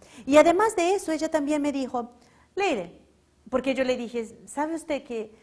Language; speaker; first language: Spanish; non-native, fluent; Portuguese